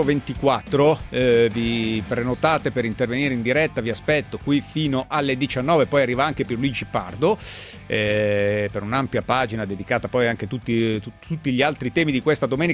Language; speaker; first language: Italian; native; Italian